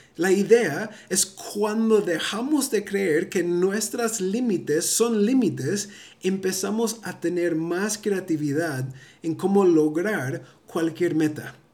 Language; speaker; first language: Spanish; early bilingual, heritage; Spanish